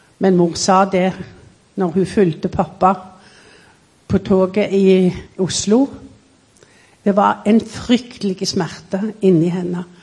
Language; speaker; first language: Norwegian; native; Norwegian